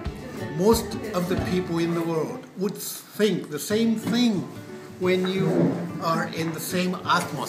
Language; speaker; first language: English; non-native, fluent; Japanese